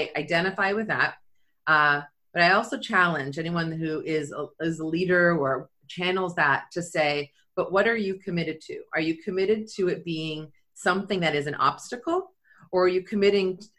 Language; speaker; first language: English; native; English